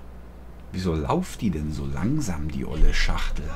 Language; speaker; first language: German; native; German